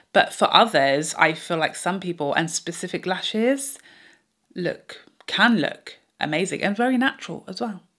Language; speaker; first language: English; native; English